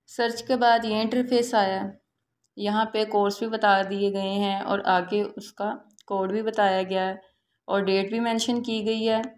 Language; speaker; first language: Urdu; native; Urdu